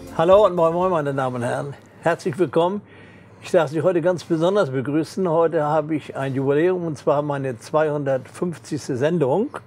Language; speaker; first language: German; native; German